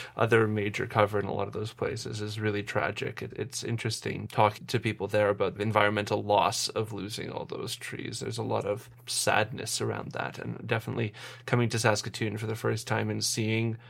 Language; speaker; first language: English; native; English